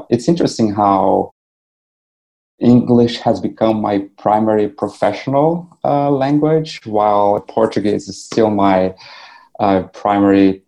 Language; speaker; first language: English; non-native, fluent; Portuguese